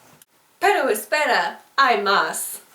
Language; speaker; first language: Spanish; non-native, learner; English